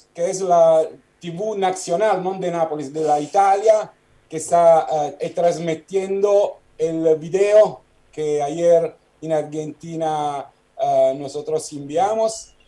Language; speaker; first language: Italian; native; Italian